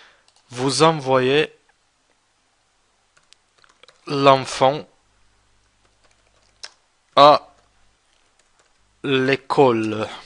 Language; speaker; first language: French; non-native, fluent; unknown